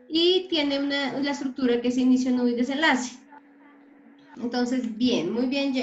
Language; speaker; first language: Spanish; native; Spanish